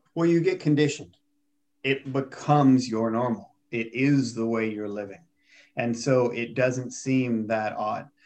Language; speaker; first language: English; native; English